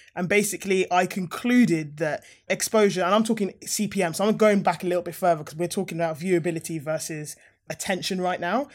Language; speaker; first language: English; native; English